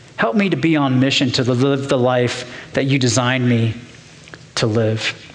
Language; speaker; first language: English; native; English